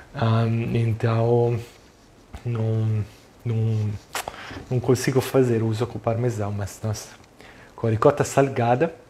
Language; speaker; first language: Portuguese; non-native, fluent; Italian